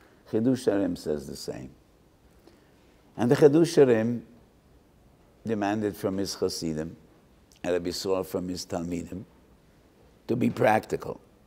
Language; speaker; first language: English; native; English